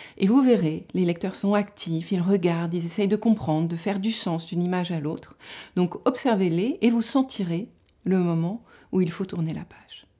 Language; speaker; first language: French; native; French